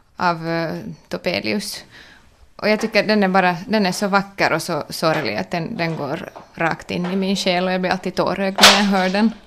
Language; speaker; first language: Swedish; native; Swedish